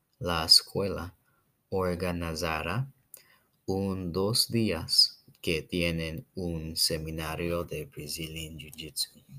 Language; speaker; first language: Spanish; non-native, learner; English